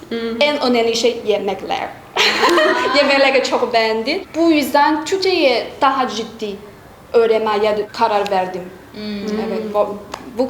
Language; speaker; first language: Turkish; non-native, learner; Chinese